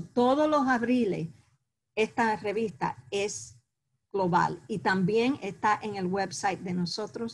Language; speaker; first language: Spanish; early bilingual, heritage; Spanish